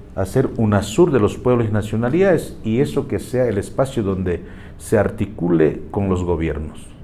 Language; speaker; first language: Spanish; native; Spanish